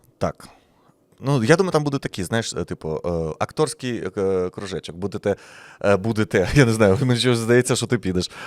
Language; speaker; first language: Ukrainian; native; Ukrainian